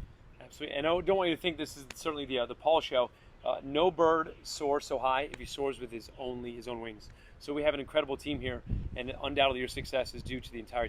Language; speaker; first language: English; native; English